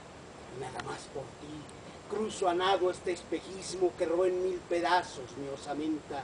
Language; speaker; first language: Spanish; native; Spanish